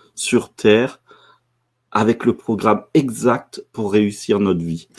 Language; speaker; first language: French; native; French